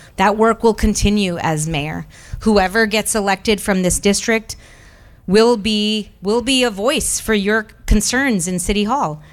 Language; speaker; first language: English; early bilingual, other home language; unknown